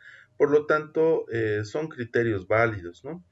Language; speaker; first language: Spanish; native; Spanish